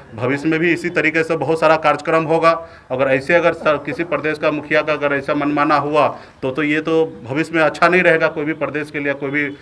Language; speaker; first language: Hindi; native; Hindi